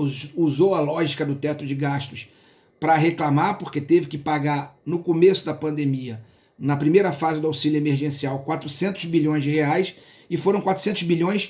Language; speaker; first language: Portuguese; native; Portuguese